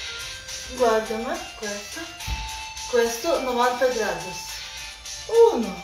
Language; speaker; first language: Italian; non-native, learner; Russian